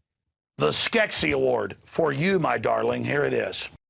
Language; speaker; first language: English; native; English